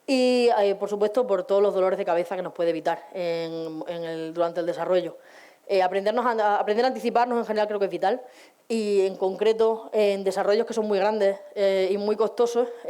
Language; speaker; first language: Spanish; native; Spanish